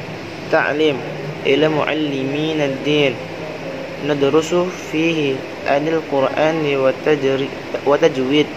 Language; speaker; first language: Arabic; non-native, learner; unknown